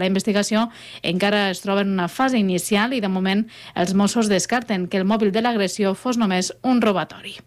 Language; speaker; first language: Catalan; native; Catalan